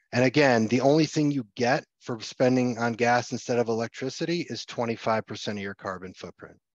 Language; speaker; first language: English; native; English